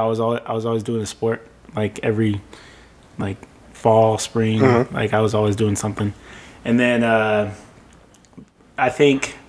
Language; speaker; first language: English; native; English